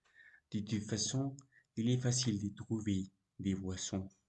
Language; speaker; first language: French; non-native, learner; Spanish